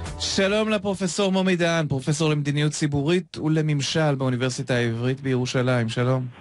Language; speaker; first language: Hebrew; native; Hebrew